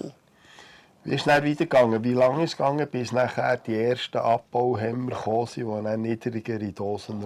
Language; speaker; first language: German; native; German